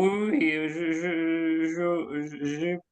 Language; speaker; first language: French; non-native, learner; Russian